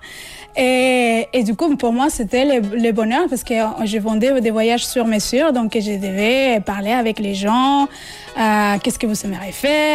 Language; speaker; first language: French; non-native, fluent; Spanish